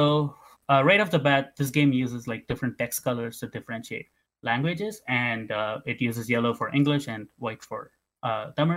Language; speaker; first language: English; non-native, local second language; Tamil